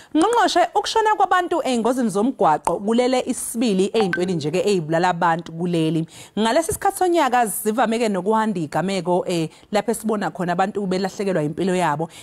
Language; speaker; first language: Zulu; non-native, local second language; Xhosa